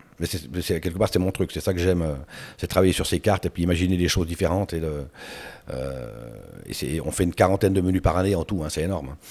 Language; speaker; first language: French; native; French